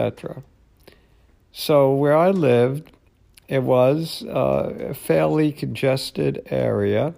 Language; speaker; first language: English; native; English